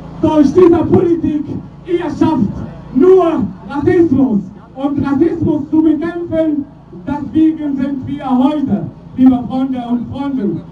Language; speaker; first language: German; non-native, learner; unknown